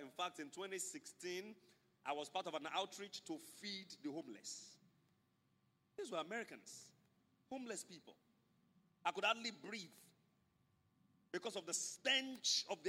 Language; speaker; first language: English; non-native, local second language; Yoruba